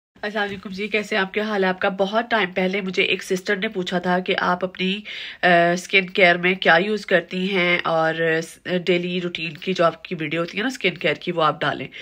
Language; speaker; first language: Urdu; non-native, local second language; Punjabi